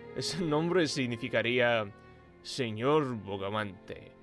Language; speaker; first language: Spanish; non-native, fluent; Russian